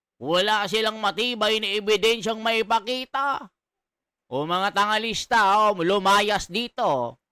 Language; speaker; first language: Filipino; native; Filipino